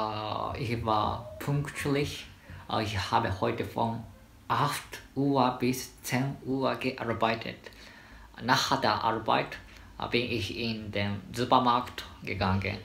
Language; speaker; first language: German; non-native, learner; Japanese